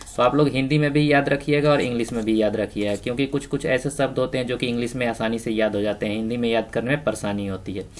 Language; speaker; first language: Hindi; native; Hindi